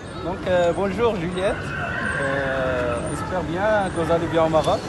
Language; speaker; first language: French; non-native, local second language; Arabic